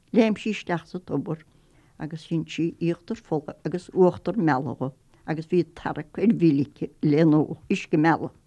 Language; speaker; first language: Irish; native; Irish